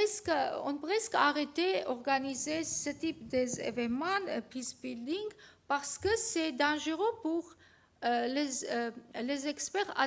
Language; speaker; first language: French; non-native, fluent; Armenian